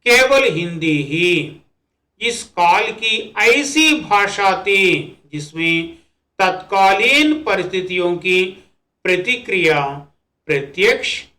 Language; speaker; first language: Hindi; non-native, local second language; Telugu